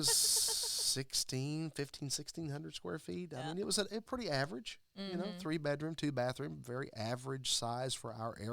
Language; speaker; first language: English; native; English